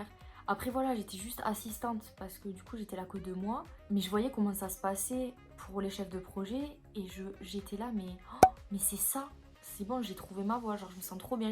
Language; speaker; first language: French; native; French